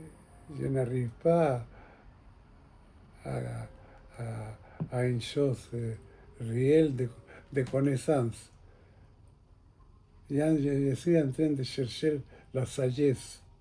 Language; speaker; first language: French; non-native, fluent; Spanish